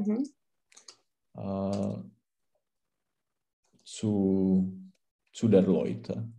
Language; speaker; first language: German; non-native, learner; Czech